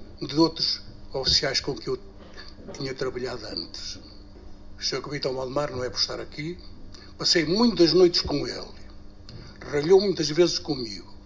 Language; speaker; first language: Portuguese; native; Portuguese